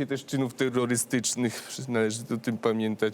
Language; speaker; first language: Polish; non-native, learner; Belarusian